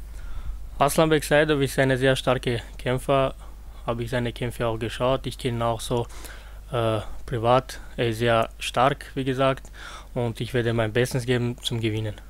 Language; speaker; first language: German; non-native, fluent; Armenian